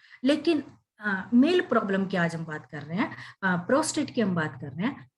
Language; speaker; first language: Hindi; native; Hindi